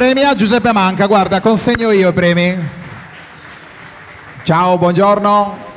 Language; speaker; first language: Italian; native; Italian